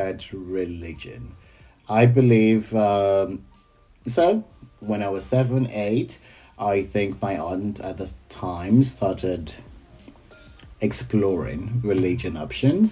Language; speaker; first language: English; non-native, local second language; Yoruba